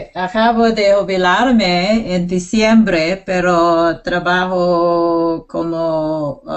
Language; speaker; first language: Spanish; non-native, learner; English